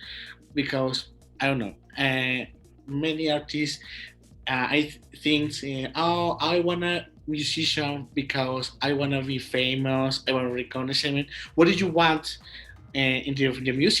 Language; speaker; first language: English; non-native, learner; Spanish